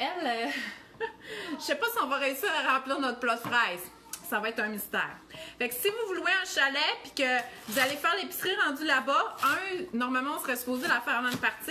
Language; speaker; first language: French; native; French